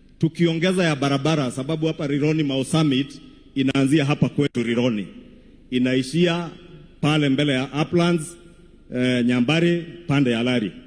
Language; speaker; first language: Swahili; non-native, local second language; Kikuyu